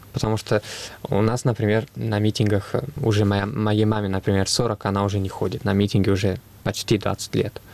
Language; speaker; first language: Russian; non-native, fluent; Italian